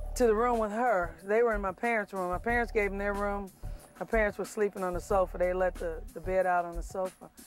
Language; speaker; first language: English; native; English